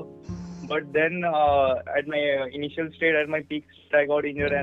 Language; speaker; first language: English; non-native, local second language; Marathi